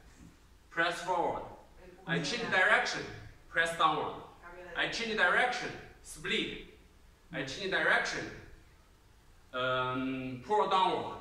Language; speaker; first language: English; non-native, learner; Chinese